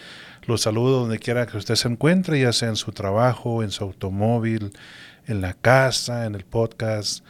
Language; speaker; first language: Spanish; native; Spanish